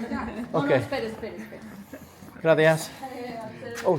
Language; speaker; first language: Spanish; non-native, learner; English